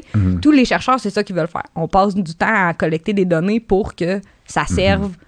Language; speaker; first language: French; native; French